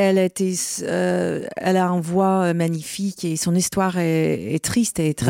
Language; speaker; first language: French; non-native, learner; English